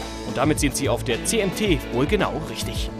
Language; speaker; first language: German; native; German